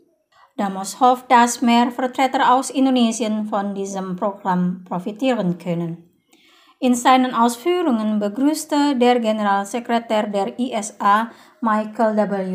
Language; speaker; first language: German; non-native, fluent; Indonesian